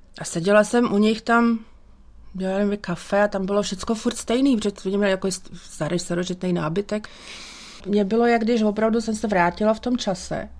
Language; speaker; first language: Czech; native; Czech